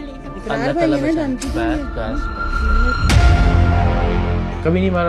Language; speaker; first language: Urdu; native; Urdu